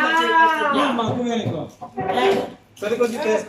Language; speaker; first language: Italian; non-native, learner; Urdu